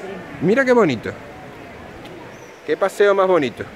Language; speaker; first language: Spanish; native; Spanish